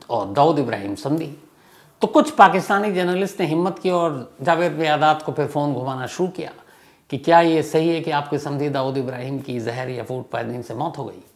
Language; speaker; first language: Hindi; native; Hindi